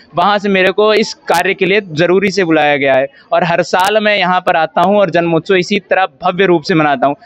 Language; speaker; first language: Hindi; native; Hindi